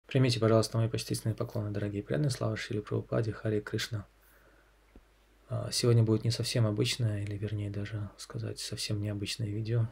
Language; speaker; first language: Russian; native; Russian